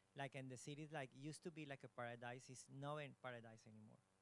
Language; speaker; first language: English; non-native, learner; Spanish